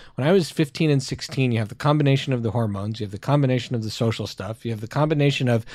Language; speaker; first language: English; native; English